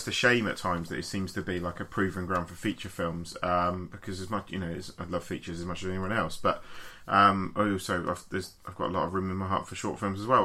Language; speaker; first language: English; native; English